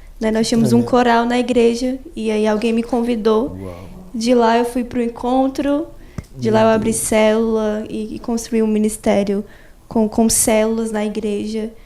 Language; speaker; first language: Portuguese; native; Portuguese